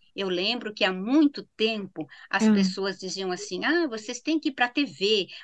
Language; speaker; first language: Portuguese; native; Portuguese